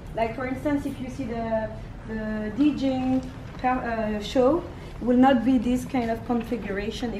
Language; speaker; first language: English; non-native, fluent; French